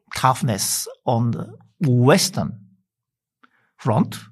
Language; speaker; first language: English; non-native, learner; Japanese